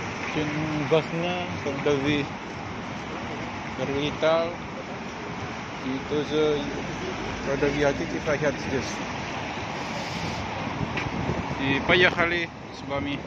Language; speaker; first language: Russian; non-native, learner; Indonesian